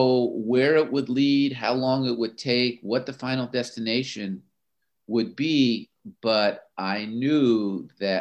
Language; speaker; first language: English; native; English